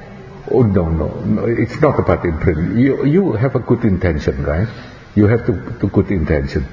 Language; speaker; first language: English; non-native, fluent; Indonesian